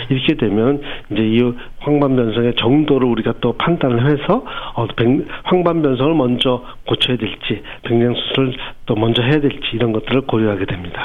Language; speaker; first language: Korean; native; Korean